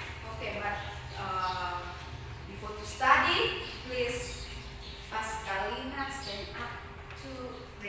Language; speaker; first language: English; non-native, fluent; Indonesian